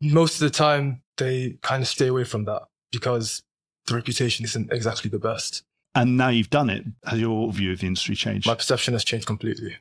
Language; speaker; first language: English; native; English